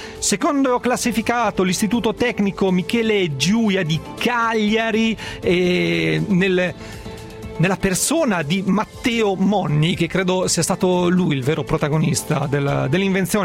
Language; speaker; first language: Italian; native; Italian